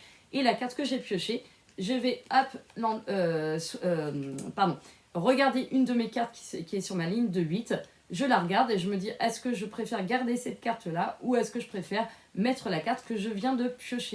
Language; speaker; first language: French; native; French